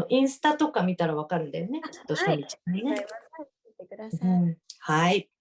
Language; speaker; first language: Japanese; native; Japanese